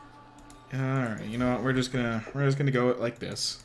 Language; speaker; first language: English; native; English